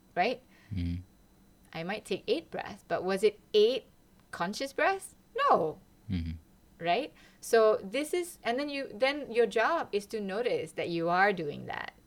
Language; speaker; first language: English; non-native, local second language; Malay